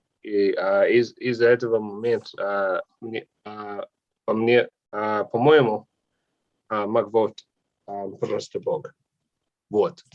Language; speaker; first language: Russian; non-native, fluent; English